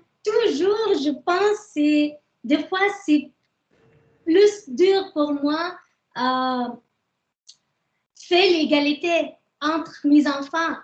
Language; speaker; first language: French; non-native, learner; Arabic